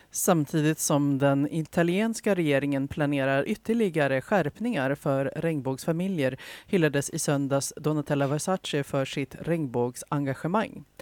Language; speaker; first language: Swedish; native; Swedish